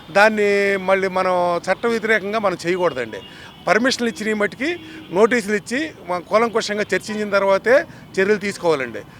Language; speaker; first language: Telugu; native; Telugu